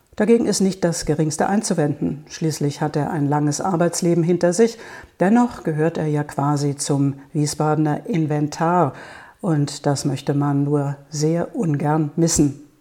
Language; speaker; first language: German; native; German